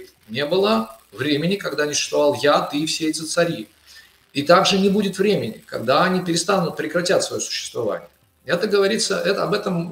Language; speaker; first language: Russian; native; Russian